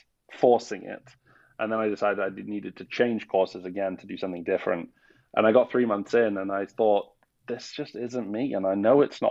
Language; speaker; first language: English; native; English